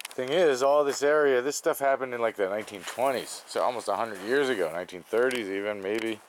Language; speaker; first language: English; native; English